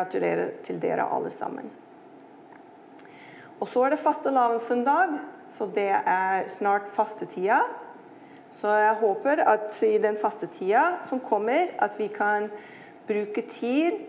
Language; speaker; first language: Norwegian; non-native, fluent; English